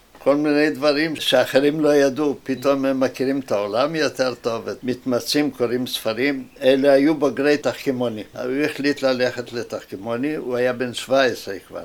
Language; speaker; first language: Hebrew; native; Hebrew